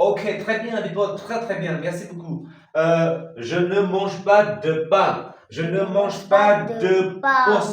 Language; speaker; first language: French; non-native, fluent; Khmer